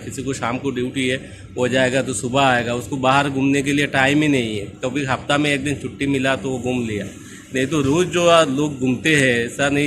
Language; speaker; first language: Hindi; non-native, local second language; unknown